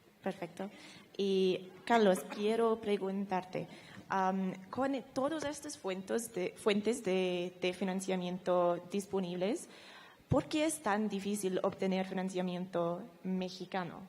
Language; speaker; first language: Spanish; non-native, fluent; English